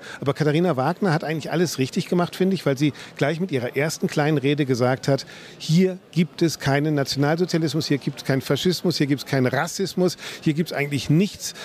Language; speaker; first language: German; native; German